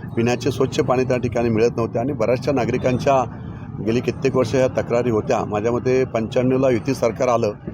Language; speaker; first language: Marathi; native; Marathi